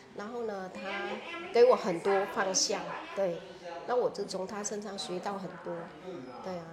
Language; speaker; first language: Chinese; non-native, fluent; Vietnamese